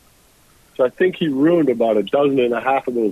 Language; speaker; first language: English; native; English